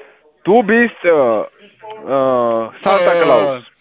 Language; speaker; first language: German; non-native, learner; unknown